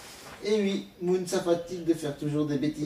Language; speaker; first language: French; native; French